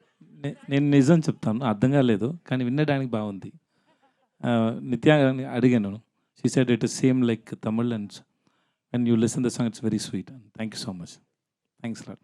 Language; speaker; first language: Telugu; non-native, learner; Tamil